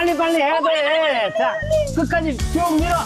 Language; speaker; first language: Korean; native; Korean